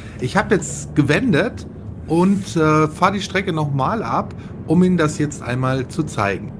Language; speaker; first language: German; native; German